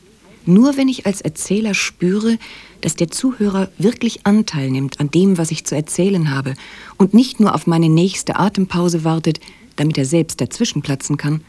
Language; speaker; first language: German; native; German